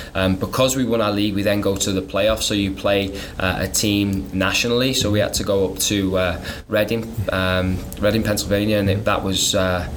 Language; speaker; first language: English; native; English